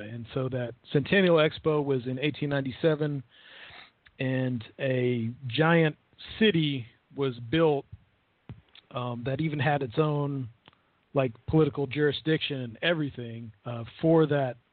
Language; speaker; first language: English; native; English